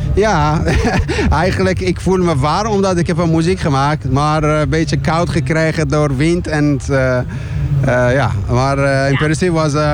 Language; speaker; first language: Dutch; non-native, learner; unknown